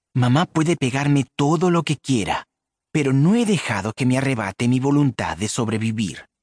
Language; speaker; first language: Spanish; native; Spanish